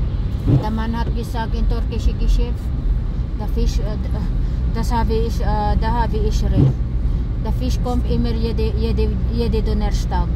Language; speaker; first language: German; non-native, learner; Filipino